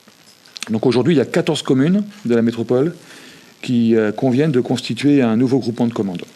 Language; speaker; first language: French; native; French